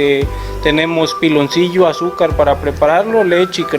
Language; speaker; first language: Spanish; native; Spanish